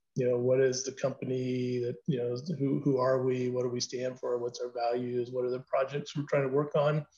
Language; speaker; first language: English; native; English